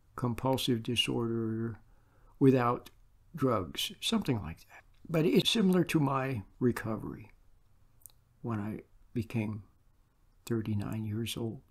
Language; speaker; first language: English; native; English